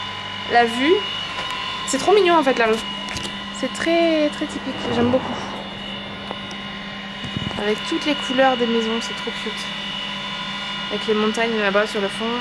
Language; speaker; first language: French; native; French